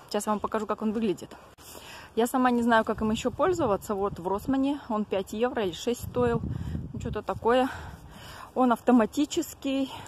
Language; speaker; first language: Russian; native; Russian